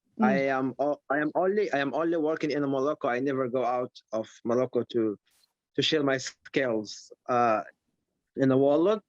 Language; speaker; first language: English; non-native, learner; Arabic